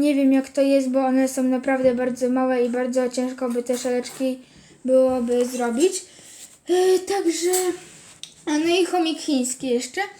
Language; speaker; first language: Polish; native; Polish